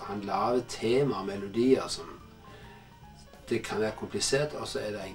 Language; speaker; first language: Norwegian; native; Norwegian